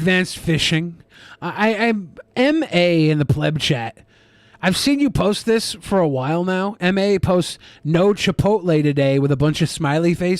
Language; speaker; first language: English; native; English